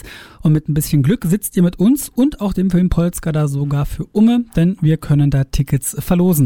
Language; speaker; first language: German; native; German